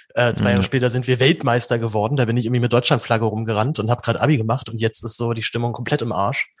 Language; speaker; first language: German; native; German